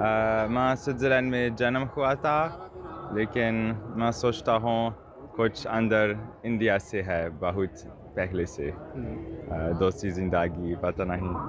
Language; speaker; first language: Hindi; non-native, learner; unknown